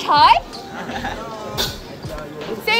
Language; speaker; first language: English; non-native, learner; Korean